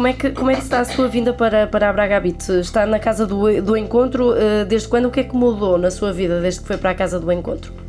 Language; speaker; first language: Portuguese; native; Portuguese